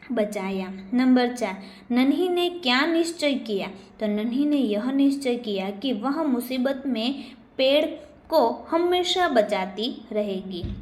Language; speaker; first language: Hindi; non-native, local second language; Gujarati